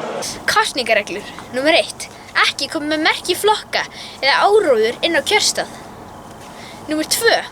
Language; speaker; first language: Icelandic; native; Icelandic